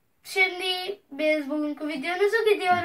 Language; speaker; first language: Turkish; non-native, learner; Urdu